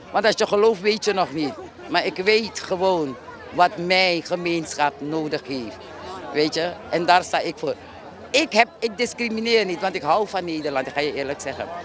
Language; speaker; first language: Dutch; native; Dutch